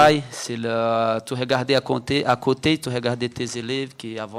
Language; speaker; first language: French; non-native, fluent; Portuguese